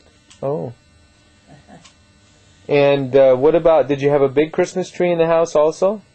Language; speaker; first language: English; native; English